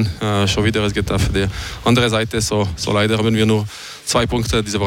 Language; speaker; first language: German; non-native, local second language; French